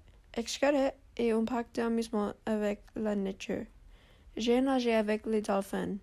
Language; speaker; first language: French; non-native, learner; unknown